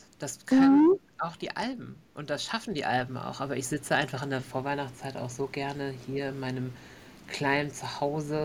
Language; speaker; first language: German; native; German